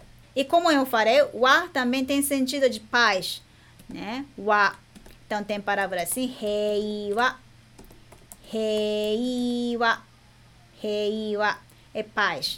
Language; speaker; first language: Portuguese; non-native, fluent; Japanese